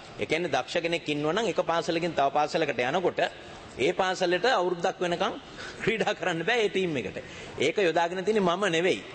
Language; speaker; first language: Sinhala; native; Sinhala